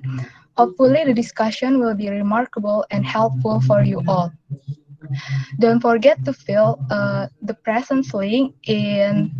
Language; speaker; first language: English; non-native, local second language; Indonesian